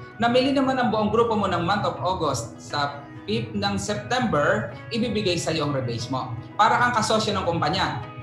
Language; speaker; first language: Filipino; native; Filipino